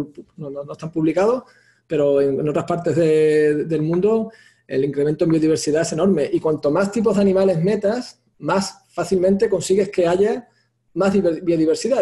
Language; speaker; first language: Spanish; native; Spanish